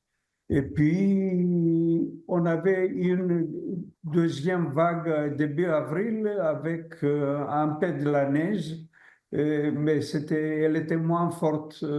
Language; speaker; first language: French; non-native, fluent; Greek